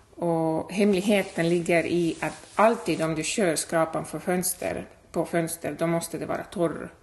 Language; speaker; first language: Swedish; non-native, fluent; Estonian